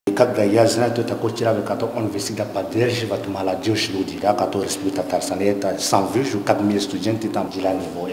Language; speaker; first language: Russian; non-native, learner; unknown